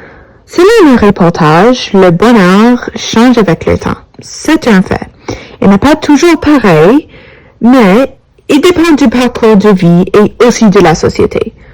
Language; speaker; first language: French; non-native, learner; English